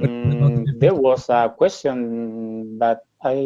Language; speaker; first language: English; non-native, learner; Spanish